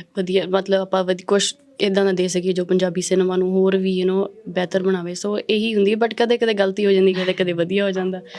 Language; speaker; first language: Punjabi; early bilingual, heritage; Punjabi